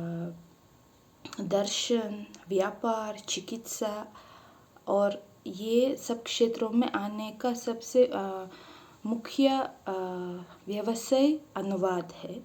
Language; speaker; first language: Hindi; non-native, fluent; Uzbek